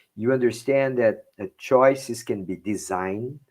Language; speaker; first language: English; non-native, fluent; Portuguese